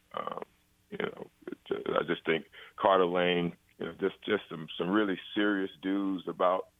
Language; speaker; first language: English; native; English